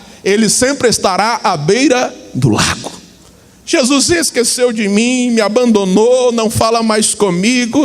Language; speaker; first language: Portuguese; native; Portuguese